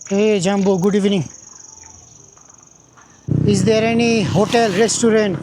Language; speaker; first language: English; non-native, fluent; Bangla